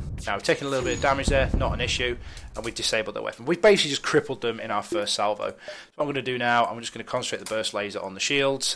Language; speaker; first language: English; native; English